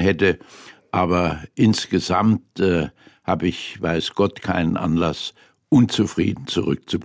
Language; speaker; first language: German; native; German